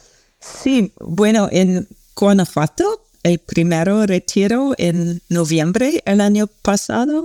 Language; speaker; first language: Spanish; non-native, learner; English